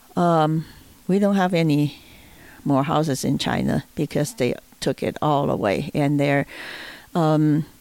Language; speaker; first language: English; non-native, fluent; Chinese